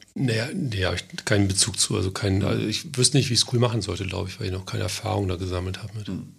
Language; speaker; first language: German; native; German